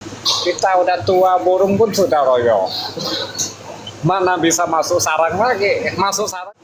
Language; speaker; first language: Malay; non-native, local second language; Hakka Chinese